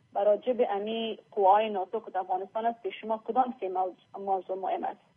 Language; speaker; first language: Persian; early bilingual, heritage; Persian